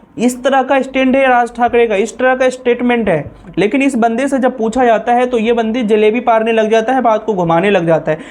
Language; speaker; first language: Hindi; native; Hindi